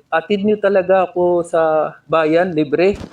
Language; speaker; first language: Filipino; non-native, fluent; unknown